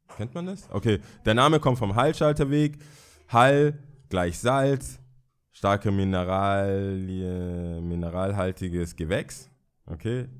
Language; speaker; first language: German; early bilingual, other home language; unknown